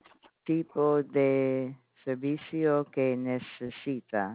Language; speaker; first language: Spanish; non-native, learner; English